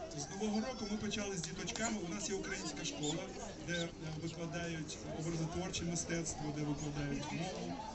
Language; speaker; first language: Ukrainian; non-native, local second language; Russian